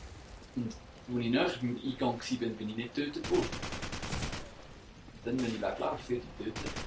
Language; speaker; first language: German; native; German